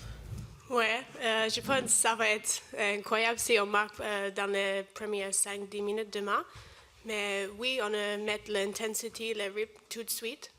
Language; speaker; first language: French; non-native, learner; English